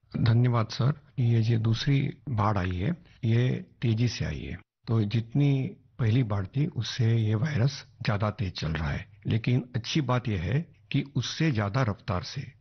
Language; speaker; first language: Hindi; non-native, local second language; Marathi